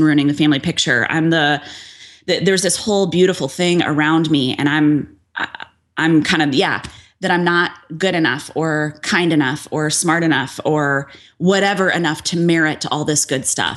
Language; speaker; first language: English; native; English